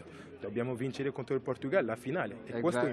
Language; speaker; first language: Italian; non-native, fluent; French